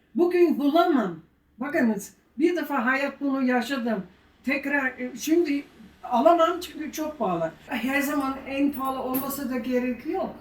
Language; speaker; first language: Turkish; non-native, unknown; German